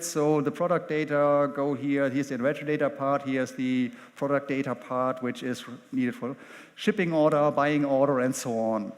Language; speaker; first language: English; non-native, fluent; German